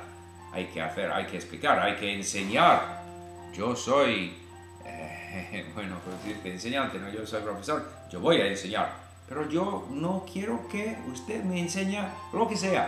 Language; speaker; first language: Spanish; non-native, fluent; English